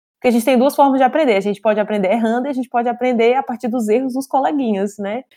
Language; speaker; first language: Portuguese; native; Portuguese